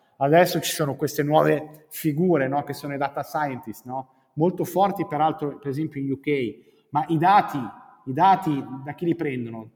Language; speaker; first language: Italian; native; Italian